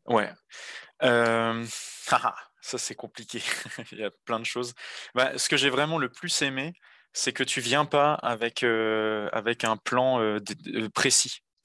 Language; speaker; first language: French; native; French